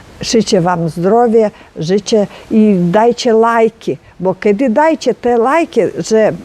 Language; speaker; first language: Polish; non-native, learner; Ukrainian